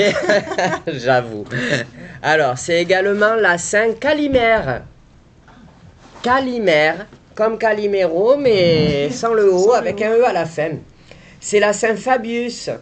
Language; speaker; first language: French; native; French